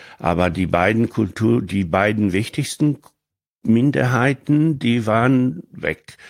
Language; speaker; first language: German; non-native, fluent; Polish